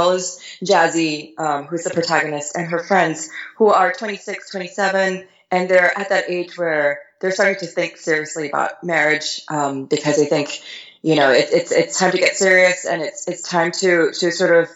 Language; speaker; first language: English; native; English